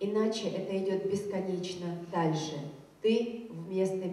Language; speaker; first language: Russian; native; Russian